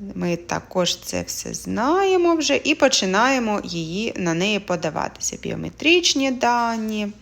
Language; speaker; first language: Ukrainian; native; Ukrainian